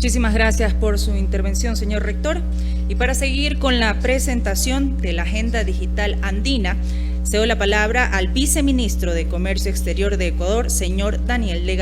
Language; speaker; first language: Spanish; native; Spanish